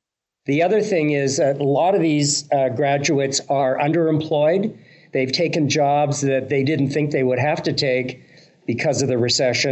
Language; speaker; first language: English; native; English